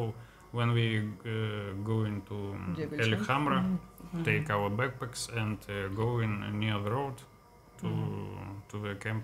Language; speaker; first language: English; non-native, learner; Russian